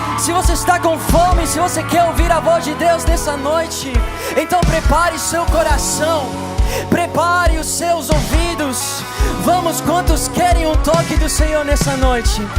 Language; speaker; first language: Portuguese; non-native, fluent; English